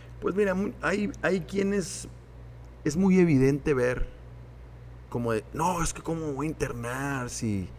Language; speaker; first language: Spanish; native; Spanish